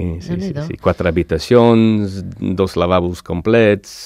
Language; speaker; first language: Catalan; non-native, learner; English